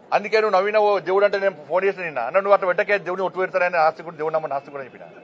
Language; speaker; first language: Telugu; native; Telugu